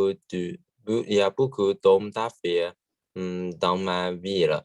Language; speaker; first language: French; non-native, learner; Chinese